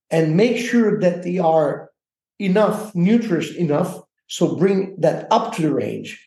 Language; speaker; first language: English; non-native, fluent; Italian